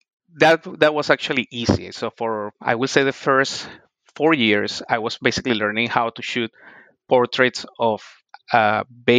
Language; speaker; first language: English; non-native, fluent; Spanish